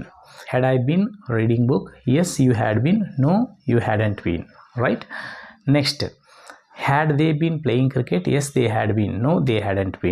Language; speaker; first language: Kannada; native; Kannada